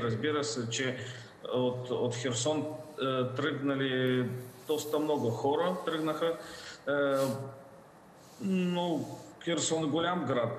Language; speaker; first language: Bulgarian; non-native, fluent; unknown